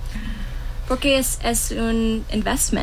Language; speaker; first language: Spanish; non-native, learner; English